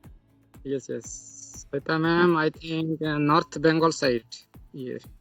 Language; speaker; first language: English; non-native, learner; Santali